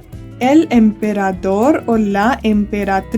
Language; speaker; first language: Spanish; non-native, learner; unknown